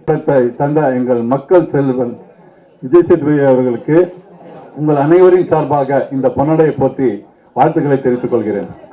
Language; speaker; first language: Tamil; native; Tamil